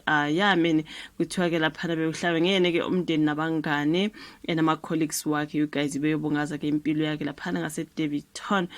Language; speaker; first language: Zulu; native; Zulu